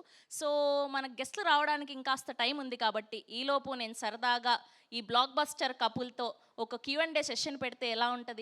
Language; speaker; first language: Telugu; native; Telugu